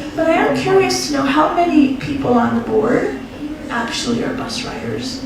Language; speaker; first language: English; native; English